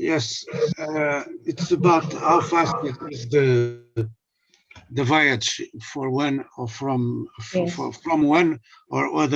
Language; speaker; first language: English; non-native, learner; Portuguese